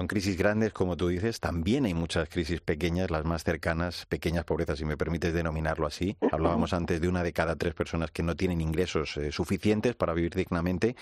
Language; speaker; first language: Spanish; native; Spanish